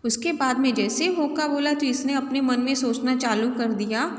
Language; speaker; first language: Hindi; non-native, local second language; Marathi